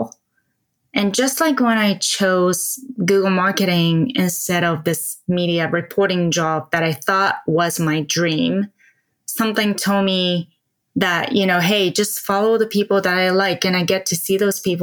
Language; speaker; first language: English; non-native, fluent; Japanese